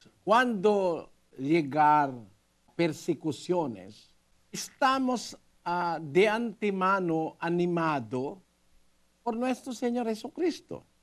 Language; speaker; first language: Spanish; non-native, learner; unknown